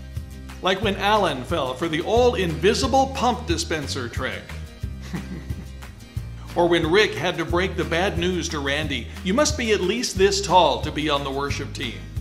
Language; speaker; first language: English; native; English